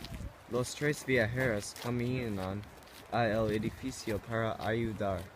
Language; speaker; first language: Spanish; non-native, learner; English